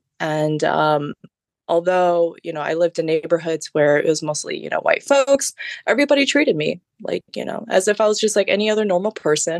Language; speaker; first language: English; early bilingual, other home language; Khmer